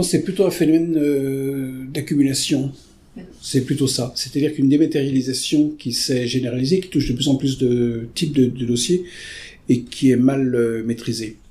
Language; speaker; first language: French; native; French